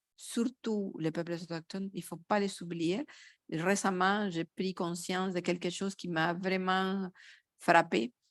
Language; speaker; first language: French; non-native, fluent; Spanish